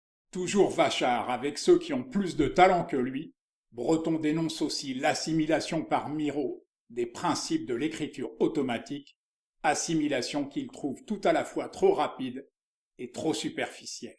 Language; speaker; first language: French; native; French